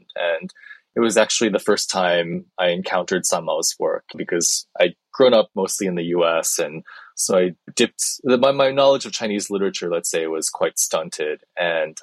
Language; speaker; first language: English; early bilingual, other home language; Chinese